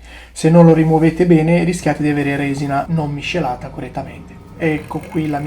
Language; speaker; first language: Italian; native; Italian